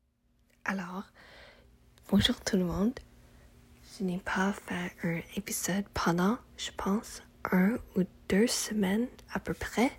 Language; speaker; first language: French; non-native, learner; English